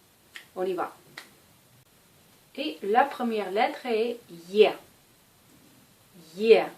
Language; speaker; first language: French; non-native, fluent; Russian